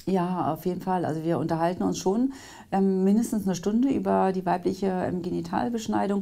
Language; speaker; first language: German; native; German